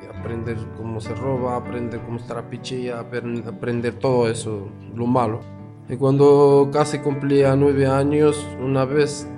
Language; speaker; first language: Spanish; non-native, fluent; Arabic